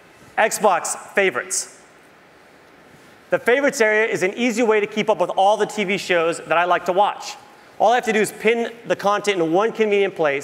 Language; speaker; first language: English; native; English